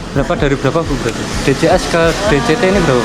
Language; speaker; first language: Indonesian; native; Indonesian